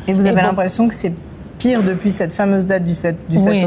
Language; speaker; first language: French; native; French